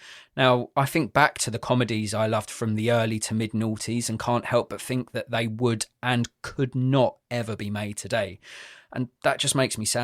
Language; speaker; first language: English; native; English